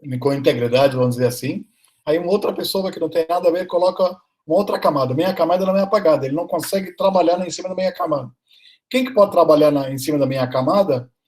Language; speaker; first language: Portuguese; non-native, fluent; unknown